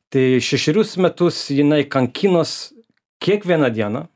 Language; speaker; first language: Lithuanian; early bilingual, heritage; Lithuanian